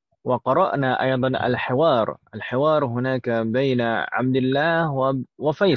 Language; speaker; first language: Arabic; non-native, fluent; Indonesian